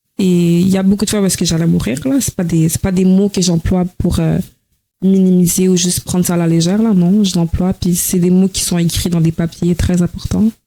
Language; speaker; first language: French; native; French